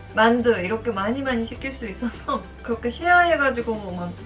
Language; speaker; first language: Korean; non-native, fluent; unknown